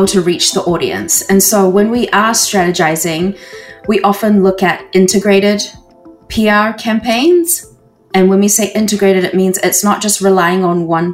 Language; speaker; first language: English; native; English